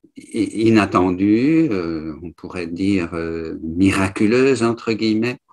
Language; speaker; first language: French; native; French